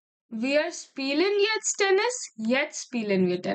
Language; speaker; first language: German; non-native, learner; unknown